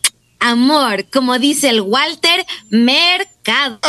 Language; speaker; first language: Spanish; early bilingual, other home language; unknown